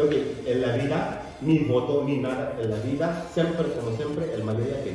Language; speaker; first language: Spanish; non-native, learner; Fula